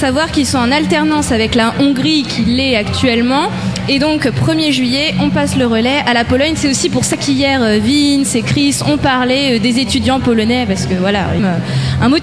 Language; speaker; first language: French; native; French